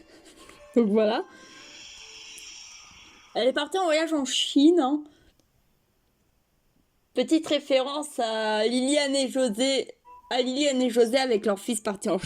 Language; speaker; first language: French; native; French